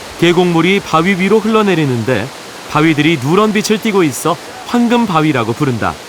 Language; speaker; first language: Korean; native; Korean